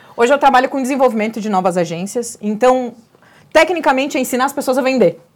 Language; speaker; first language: Portuguese; native; Portuguese